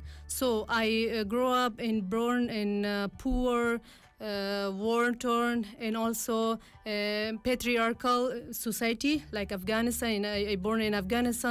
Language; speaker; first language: English; non-native, learner; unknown